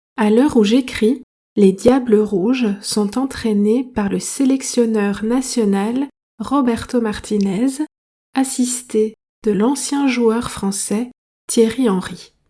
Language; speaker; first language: French; native; French